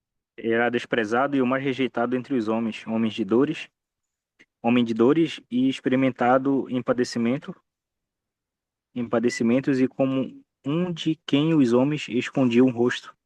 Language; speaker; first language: Portuguese; native; Portuguese